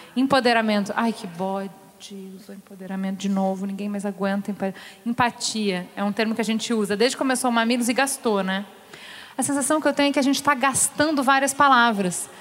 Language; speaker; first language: Portuguese; native; Portuguese